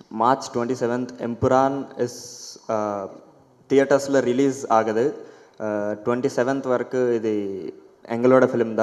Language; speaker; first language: Tamil; non-native, learner; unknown